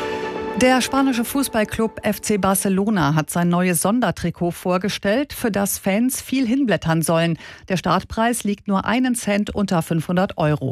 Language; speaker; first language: German; native; German